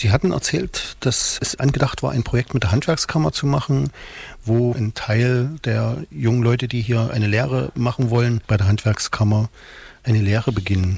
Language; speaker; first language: German; native; German